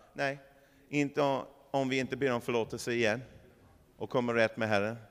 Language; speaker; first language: Swedish; non-native, fluent; English